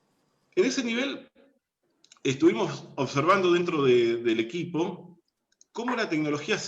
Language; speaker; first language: Spanish; native; Spanish